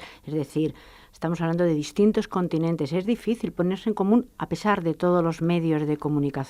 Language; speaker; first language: Spanish; native; Spanish